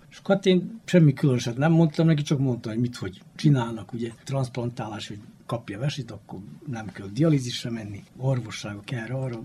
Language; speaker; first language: Hungarian; native; Hungarian